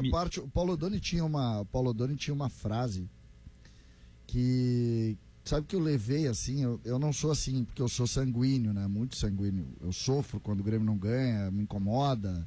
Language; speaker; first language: Portuguese; native; Portuguese